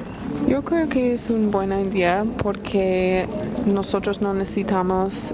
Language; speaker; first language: Spanish; non-native, learner; English